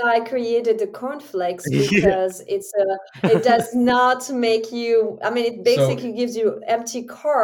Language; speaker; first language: English; non-native, fluent; French